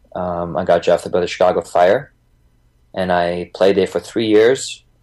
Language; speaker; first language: English; early bilingual, other home language; Bosnian